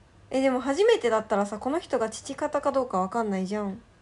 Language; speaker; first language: Japanese; native; Japanese